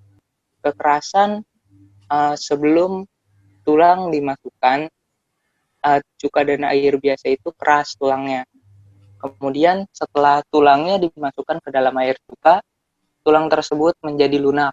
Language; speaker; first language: Indonesian; native; Indonesian